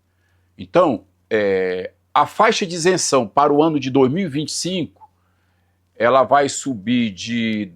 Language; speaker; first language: Portuguese; native; Portuguese